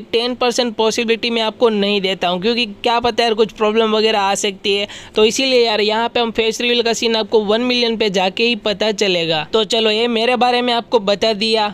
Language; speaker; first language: Hindi; non-native, local second language; Gujarati